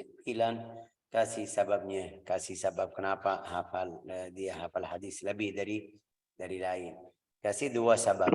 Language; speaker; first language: Indonesian; non-native, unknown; Arabic